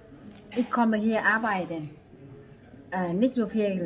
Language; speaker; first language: German; non-native, learner; Vietnamese